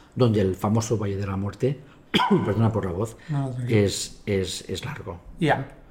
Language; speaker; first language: Spanish; native; Spanish